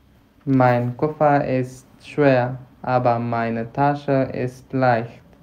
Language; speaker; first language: German; non-native, fluent; Pashto